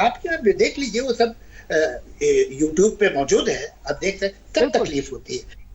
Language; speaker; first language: Hindi; native; Hindi